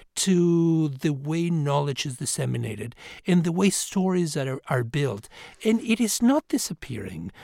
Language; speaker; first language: English; non-native, fluent; Spanish